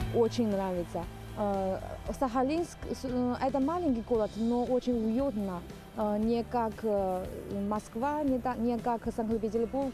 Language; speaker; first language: Russian; non-native, learner; Chinese